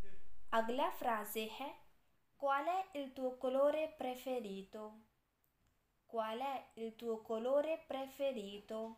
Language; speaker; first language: Italian; non-native, fluent; Urdu